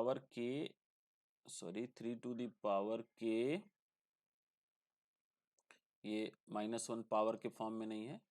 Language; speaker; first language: Hindi; native; Hindi